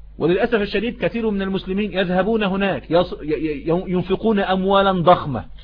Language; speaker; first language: Arabic; native; Arabic